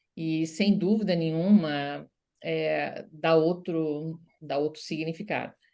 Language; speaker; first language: Portuguese; native; Portuguese